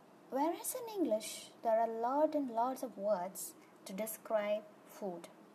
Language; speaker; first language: English; non-native, local second language; Malayalam